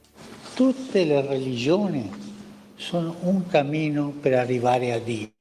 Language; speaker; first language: Italian; early bilingual, heritage; Spanish